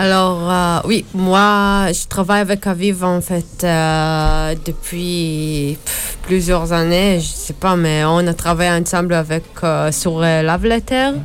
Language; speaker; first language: French; non-native, learner; Hebrew